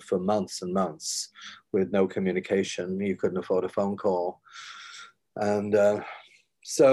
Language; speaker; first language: English; native; English